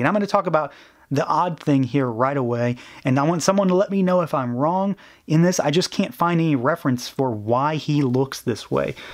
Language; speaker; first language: English; native; English